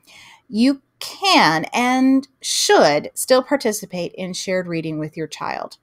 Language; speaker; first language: English; native; English